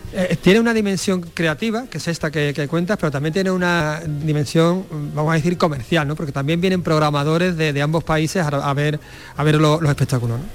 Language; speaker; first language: Spanish; native; Spanish